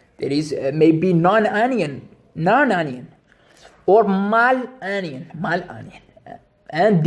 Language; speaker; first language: English; non-native, local second language; Arabic